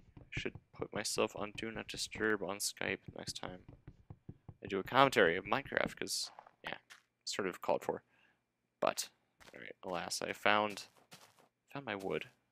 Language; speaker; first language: English; native; English